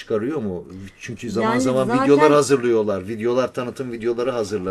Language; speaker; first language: Turkish; native; Turkish